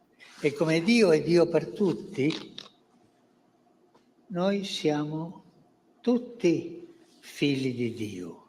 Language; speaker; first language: Italian; non-native, fluent; Spanish